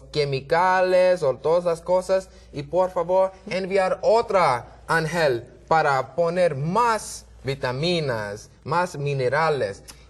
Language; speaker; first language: Spanish; non-native, learner; English